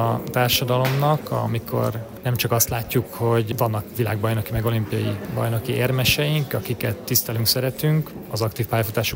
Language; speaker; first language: Hungarian; native; Hungarian